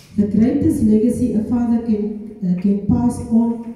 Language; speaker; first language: English; non-native, local second language; Afrikaans